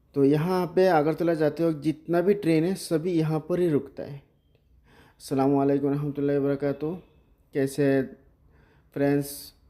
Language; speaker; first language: Hindi; non-native, local second language; Bangla